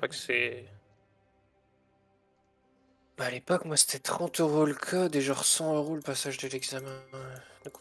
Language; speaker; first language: French; native; French